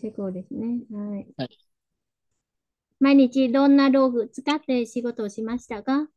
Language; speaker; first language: Japanese; non-native, fluent; Vietnamese